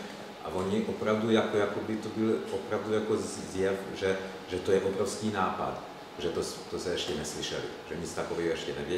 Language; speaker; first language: Czech; non-native, fluent; Hungarian